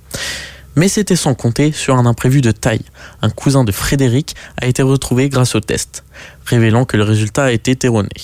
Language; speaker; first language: French; native; French